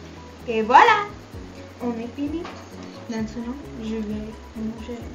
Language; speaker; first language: French; non-native, learner; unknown